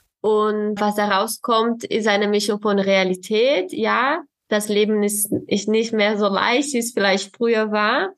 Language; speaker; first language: German; non-native, fluent; Portuguese